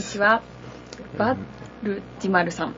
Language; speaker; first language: Japanese; native; Japanese